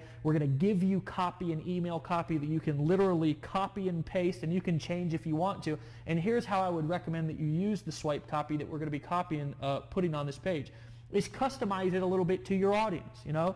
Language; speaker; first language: English; native; English